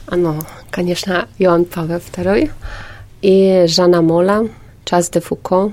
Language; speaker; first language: Ukrainian; non-native, learner; Polish